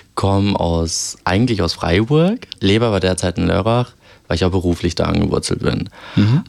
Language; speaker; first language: German; early bilingual, other home language; Albanian